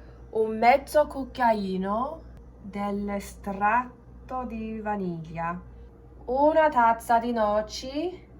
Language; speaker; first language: Italian; non-native, learner; English